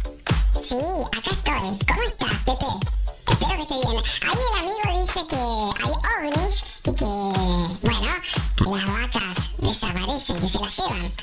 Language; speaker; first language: Spanish; native; Spanish